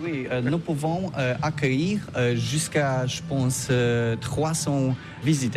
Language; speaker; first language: French; non-native, learner; Polish